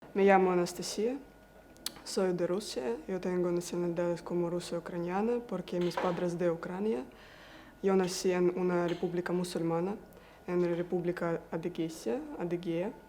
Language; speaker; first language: Spanish; non-native, learner; Russian